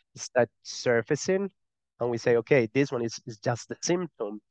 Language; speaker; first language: English; non-native, fluent; Spanish